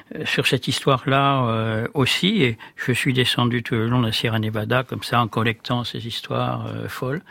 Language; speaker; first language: French; native; French